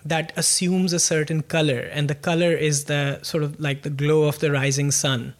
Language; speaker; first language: English; non-native, local second language; Punjabi